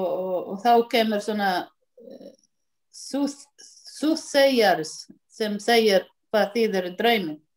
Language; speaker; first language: Icelandic; non-native, learner; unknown